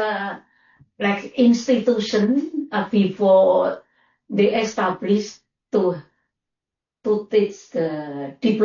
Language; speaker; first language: English; non-native, learner; Indonesian